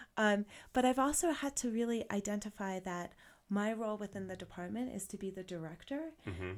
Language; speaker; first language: English; native; English